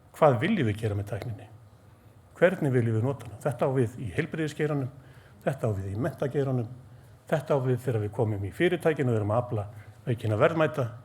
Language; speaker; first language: Icelandic; native; Icelandic